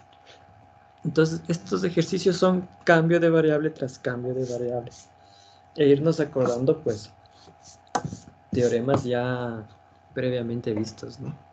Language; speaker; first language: Spanish; native; Spanish